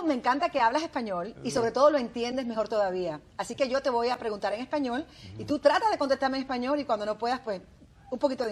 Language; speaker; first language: Spanish; native; Spanish